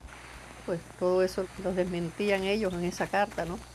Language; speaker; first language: Spanish; native; Spanish